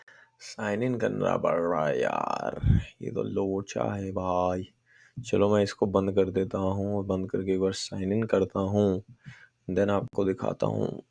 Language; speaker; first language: Hindi; native; Hindi